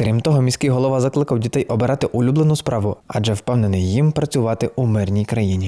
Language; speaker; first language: Ukrainian; native; Ukrainian